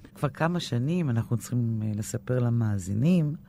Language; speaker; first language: Hebrew; non-native, fluent; Greek